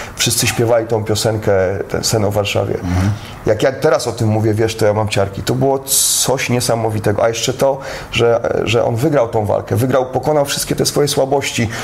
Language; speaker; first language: Polish; native; Polish